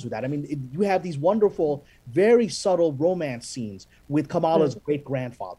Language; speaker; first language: English; non-native, local second language; Urdu